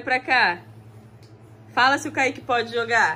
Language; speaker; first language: Portuguese; native; Portuguese